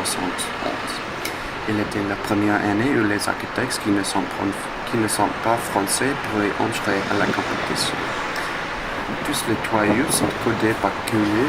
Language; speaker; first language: French; non-native, learner; English